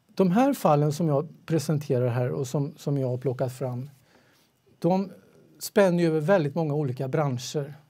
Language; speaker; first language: Swedish; native; Swedish